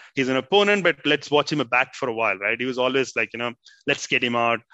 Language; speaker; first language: English; non-native, local second language; Tamil